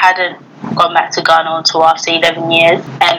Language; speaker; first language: English; native; English